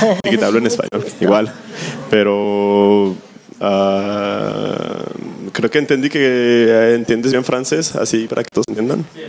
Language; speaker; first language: Spanish; native; Spanish